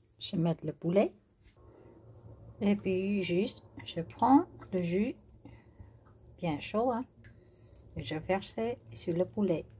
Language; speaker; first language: French; non-native, learner; Vietnamese